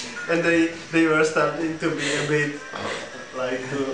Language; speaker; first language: English; non-native, learner; Czech